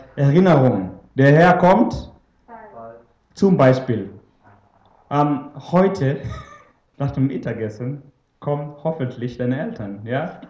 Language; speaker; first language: German; non-native, fluent; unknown